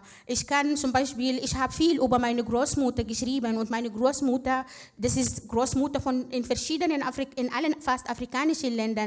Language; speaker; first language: German; non-native, fluent; Arabic